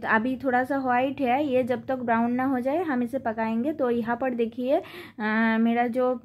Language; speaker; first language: Hindi; non-native, local second language; Bangla